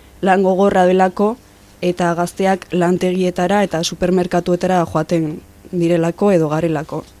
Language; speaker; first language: Basque; non-native, local second language; Spanish